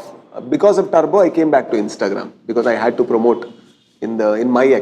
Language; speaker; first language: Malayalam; non-native, learner; Kannada